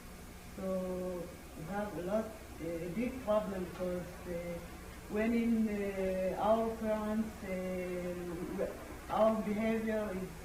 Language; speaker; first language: English; non-native, learner; Amharic